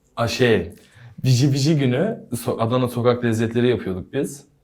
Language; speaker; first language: Turkish; native; Turkish